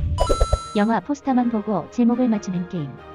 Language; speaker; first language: Korean; native; Korean